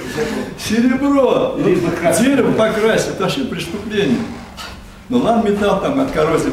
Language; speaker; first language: Russian; native; Russian